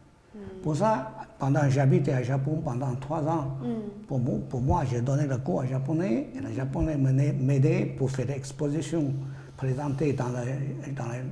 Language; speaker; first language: French; non-native, learner; Chinese